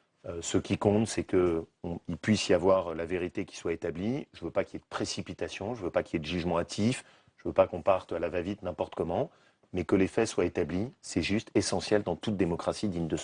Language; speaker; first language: French; native; French